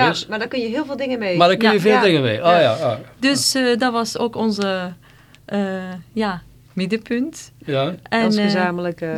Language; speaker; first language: Dutch; non-native, fluent; Turkish